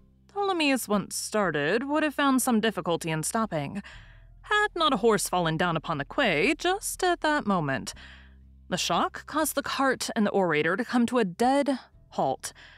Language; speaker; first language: English; native; English